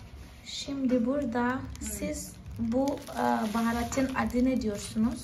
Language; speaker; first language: Turkish; non-native, fluent; Portuguese